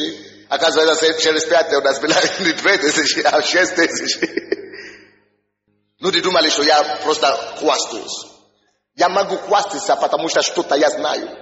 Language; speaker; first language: Russian; non-native, fluent; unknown